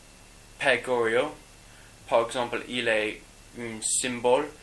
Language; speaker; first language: French; non-native, learner; English